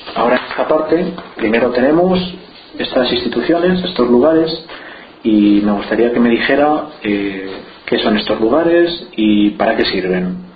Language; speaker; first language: Spanish; native; Spanish